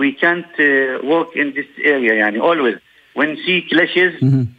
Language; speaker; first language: English; non-native, learner; Arabic